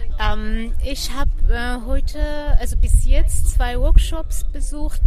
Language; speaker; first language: German; non-native, fluent; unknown